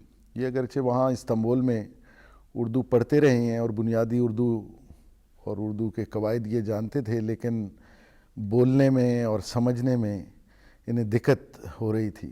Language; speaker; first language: Urdu; non-native, local second language; Punjabi